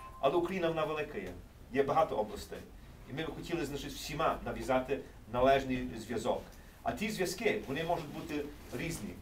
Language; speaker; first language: Ukrainian; early bilingual, heritage; English